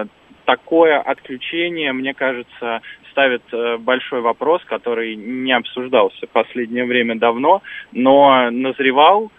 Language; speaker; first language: Russian; native; Russian